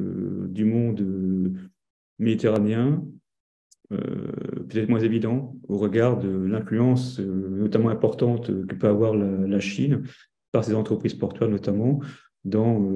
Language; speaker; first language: French; native; French